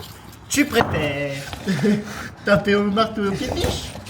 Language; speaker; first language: French; native; French